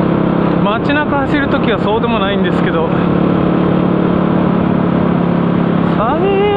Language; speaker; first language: Japanese; native; Japanese